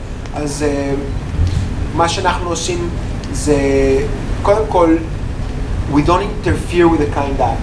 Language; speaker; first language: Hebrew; non-native, learner; English